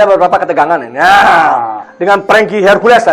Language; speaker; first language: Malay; non-native, local second language; Balinese